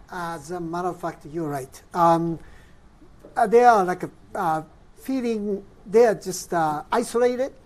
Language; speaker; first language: English; non-native, fluent; Japanese